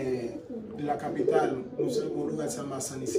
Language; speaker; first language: Spanish; non-native, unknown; Haitian Creole